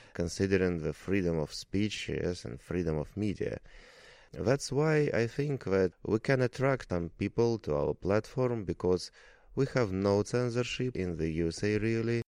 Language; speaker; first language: English; non-native, learner; Russian